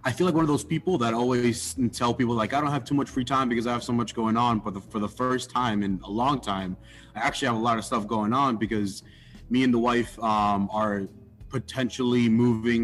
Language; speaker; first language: English; native; English